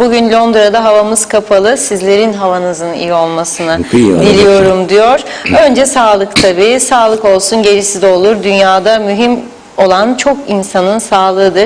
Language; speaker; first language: Turkish; native; Turkish